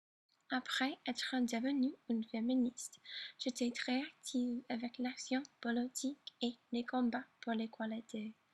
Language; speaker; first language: French; non-native, learner; English